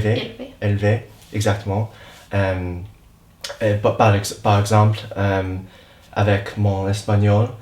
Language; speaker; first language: French; non-native, learner; English